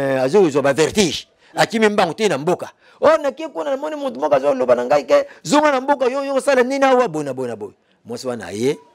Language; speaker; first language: Lingala; non-native, local second language; Kongo